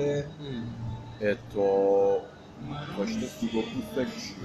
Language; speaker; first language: Japanese; non-native, fluent; Persian